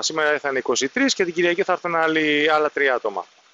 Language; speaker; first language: Greek; native; Greek